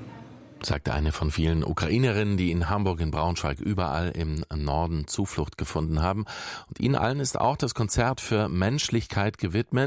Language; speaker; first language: German; native; German